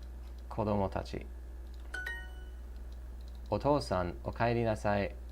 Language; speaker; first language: Japanese; non-native, learner; English